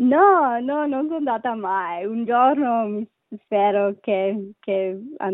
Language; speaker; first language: Italian; non-native, fluent; Sinhala